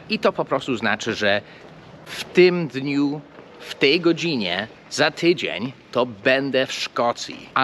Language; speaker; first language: Polish; non-native, fluent; English